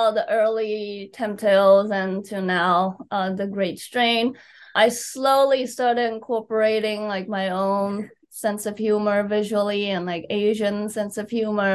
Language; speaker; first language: English; non-native, fluent; Chinese